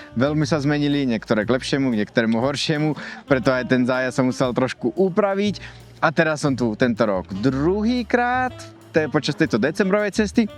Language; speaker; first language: Slovak; native; Slovak